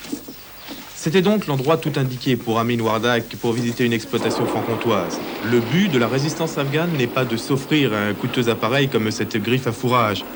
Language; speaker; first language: French; native; French